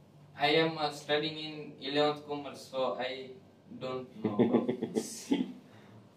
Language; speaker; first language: English; non-native, learner; Gujarati